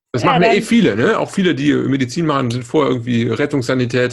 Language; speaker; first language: German; native; German